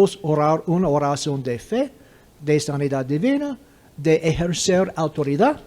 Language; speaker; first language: Spanish; non-native, fluent; English